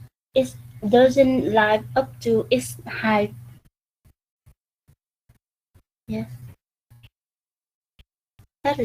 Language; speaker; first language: English; non-native, learner; Vietnamese